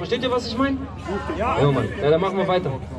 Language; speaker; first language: German; native; German